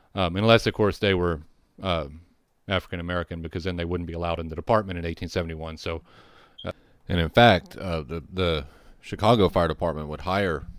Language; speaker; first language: English; native; English